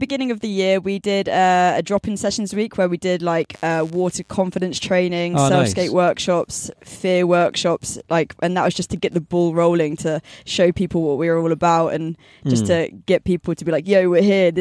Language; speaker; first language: English; native; English